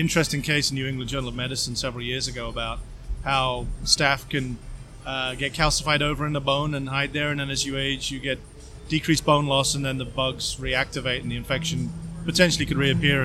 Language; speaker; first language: English; native; English